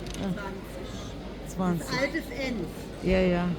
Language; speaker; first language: German; early bilingual, other home language; Turkish